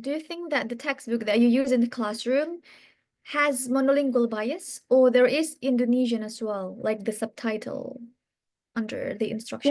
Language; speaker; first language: English; non-native, fluent; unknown